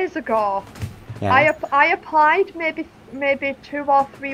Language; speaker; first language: English; native; English